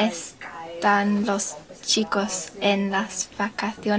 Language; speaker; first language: Spanish; non-native, learner; English